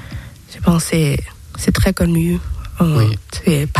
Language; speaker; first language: French; non-native, learner; Thai